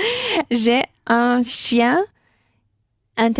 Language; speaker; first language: French; non-native, learner; Spanish